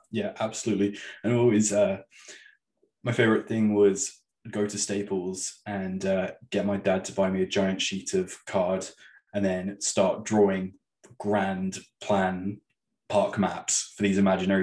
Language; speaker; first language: English; native; English